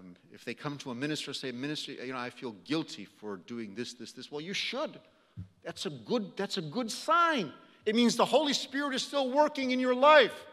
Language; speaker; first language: English; early bilingual, other home language; Romanian